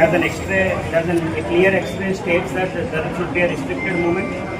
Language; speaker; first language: English; non-native, local second language; Telugu